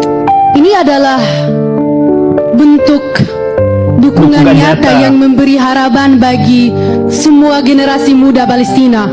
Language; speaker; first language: Indonesian; non-native, fluent; Arabic